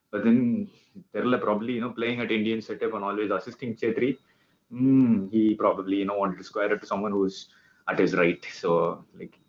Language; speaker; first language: English; non-native, local second language; Tamil